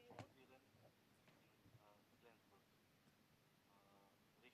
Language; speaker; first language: German; non-native, learner; Macedonian